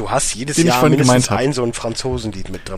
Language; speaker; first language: German; native; German